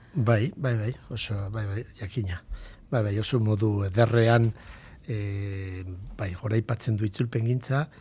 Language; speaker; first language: Basque; non-native, local second language; Spanish